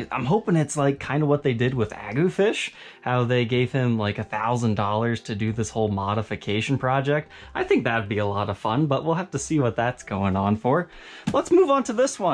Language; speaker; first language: English; native; English